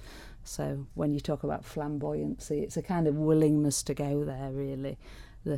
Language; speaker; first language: English; native; English